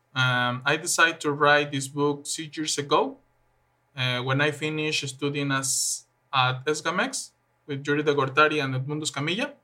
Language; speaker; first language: English; non-native, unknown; Spanish